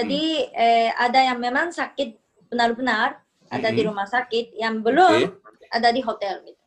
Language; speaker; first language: Indonesian; non-native, fluent; Japanese